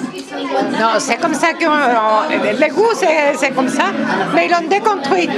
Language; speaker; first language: French; non-native, fluent; Spanish